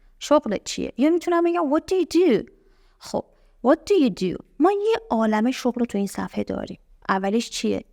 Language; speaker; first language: Persian; native; Persian